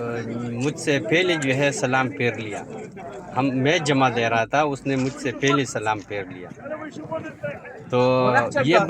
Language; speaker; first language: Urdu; non-native, local second language; Pashto